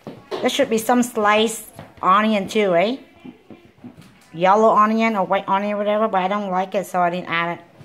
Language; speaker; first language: English; non-native, fluent; Vietnamese